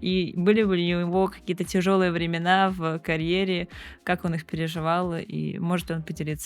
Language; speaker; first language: Russian; native; Russian